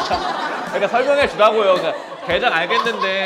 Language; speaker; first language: Korean; native; Korean